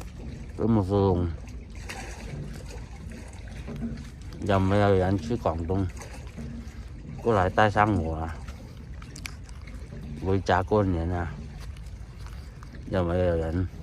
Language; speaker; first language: Chinese; non-native, local second language; Cantonese